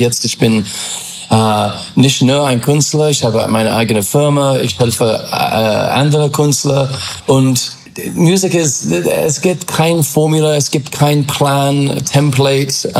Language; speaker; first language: German; non-native, learner; English